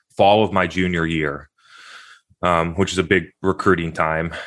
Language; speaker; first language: English; native; English